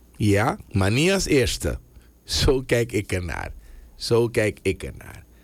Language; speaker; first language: Dutch; native; Dutch